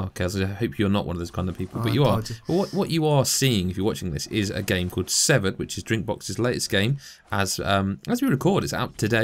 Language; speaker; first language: English; native; English